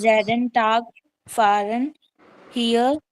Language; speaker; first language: German; non-native, learner; Hindi